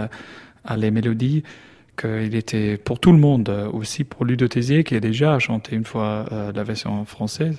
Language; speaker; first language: French; non-native, learner; German